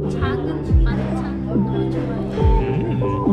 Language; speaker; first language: Korean; non-native, learner; Dutch